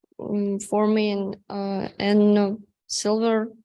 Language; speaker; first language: English; non-native, learner; Russian